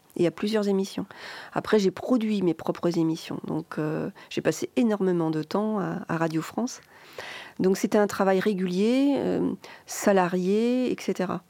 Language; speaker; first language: French; native; French